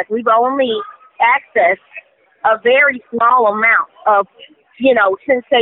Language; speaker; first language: English; native; English